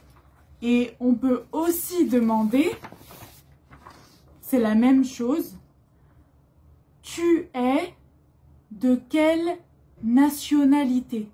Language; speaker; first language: French; native; French